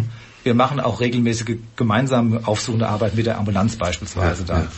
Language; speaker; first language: German; native; German